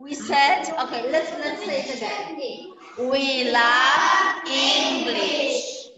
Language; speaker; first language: English; non-native, fluent; Polish